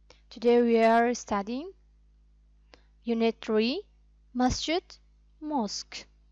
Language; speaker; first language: English; non-native, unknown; Persian